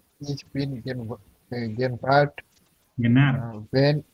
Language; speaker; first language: German; non-native, learner; Bangla